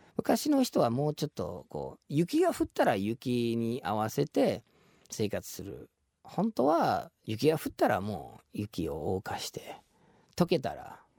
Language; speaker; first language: Japanese; non-native, fluent; English